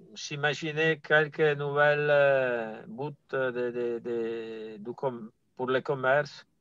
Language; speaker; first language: French; non-native, fluent; Italian